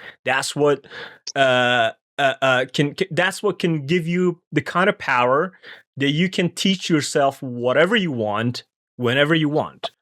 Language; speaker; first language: English; non-native, fluent; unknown